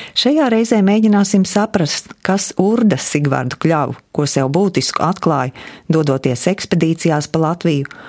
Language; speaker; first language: Latvian; native; Latvian